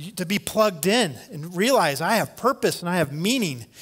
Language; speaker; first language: English; native; English